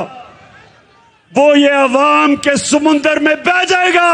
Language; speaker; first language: Urdu; native; Urdu